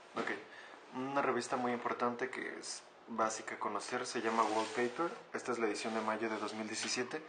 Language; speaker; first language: Spanish; native; Spanish